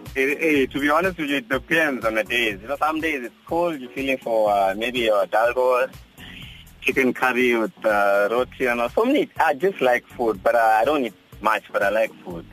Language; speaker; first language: English; non-native, local second language; Zulu